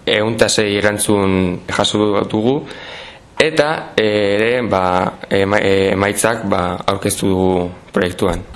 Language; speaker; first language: Basque; non-native, local second language; Spanish